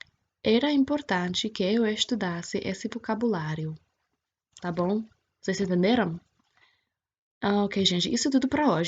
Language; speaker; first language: Portuguese; non-native, fluent; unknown